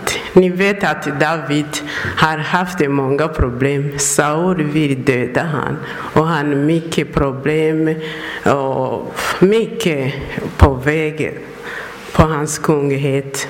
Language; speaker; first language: Swedish; non-native, learner; Persian